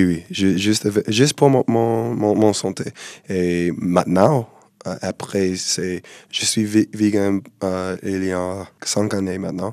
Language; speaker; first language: French; non-native, learner; English